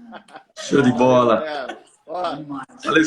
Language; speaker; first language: Portuguese; native; Portuguese